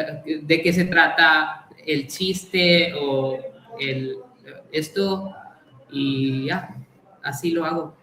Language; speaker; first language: Spanish; non-native, fluent; Hindi